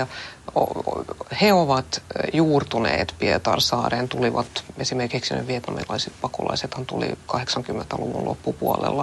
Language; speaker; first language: Finnish; non-native, local second language; Swedish